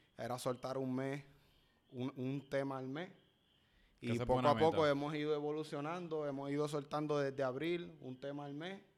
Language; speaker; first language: Spanish; native; Spanish